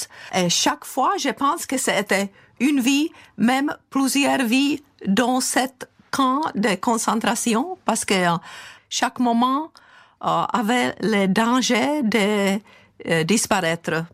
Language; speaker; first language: French; non-native, fluent; Czech